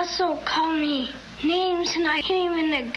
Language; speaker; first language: English; native; English